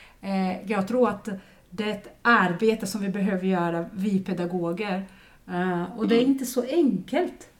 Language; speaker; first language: Swedish; non-native, fluent; Portuguese